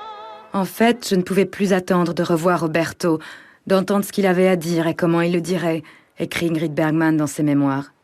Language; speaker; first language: French; native; French